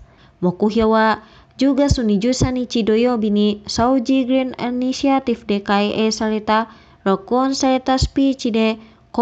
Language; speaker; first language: Japanese; non-native, fluent; Indonesian